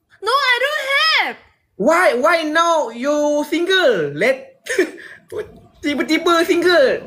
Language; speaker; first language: English; non-native, learner; Malay